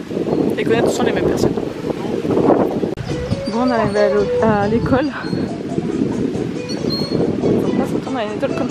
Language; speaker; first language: French; native; French